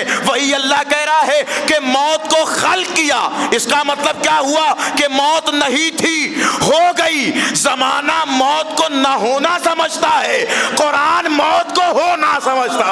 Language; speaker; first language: Urdu; native; Urdu